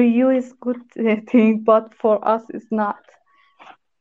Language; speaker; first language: English; non-native, learner; Persian